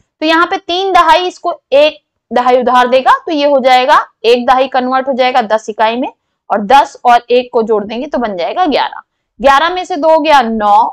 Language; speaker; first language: Hindi; native; Hindi